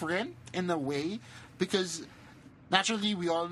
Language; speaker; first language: English; non-native, local second language; Filipino